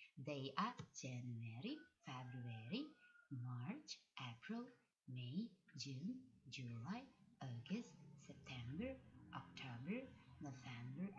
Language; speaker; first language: English; non-native, fluent; Indonesian